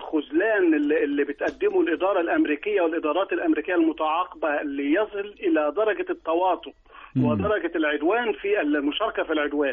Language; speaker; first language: Arabic; native; Arabic